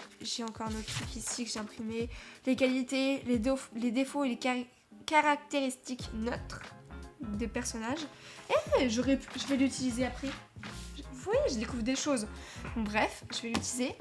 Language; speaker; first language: French; native; French